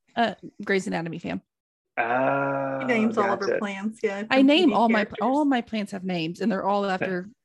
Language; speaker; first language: English; native; English